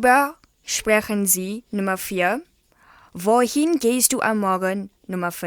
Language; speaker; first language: German; non-native, learner; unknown